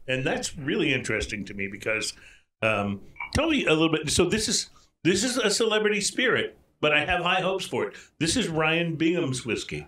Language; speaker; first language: English; native; English